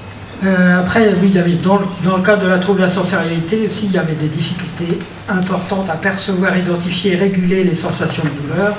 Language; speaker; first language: French; native; French